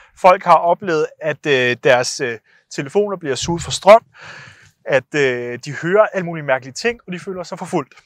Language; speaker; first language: Danish; native; Danish